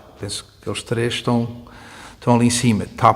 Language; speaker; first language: Portuguese; early bilingual, heritage; Portuguese